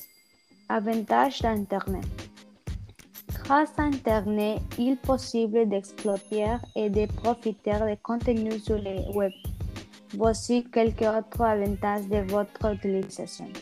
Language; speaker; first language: French; non-native, learner; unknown